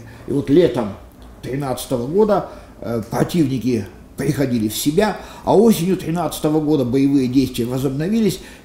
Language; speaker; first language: Russian; native; Russian